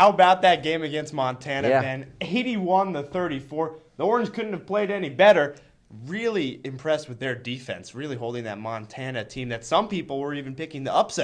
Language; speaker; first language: English; native; English